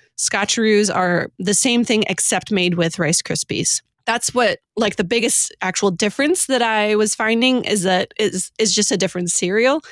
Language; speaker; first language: English; native; English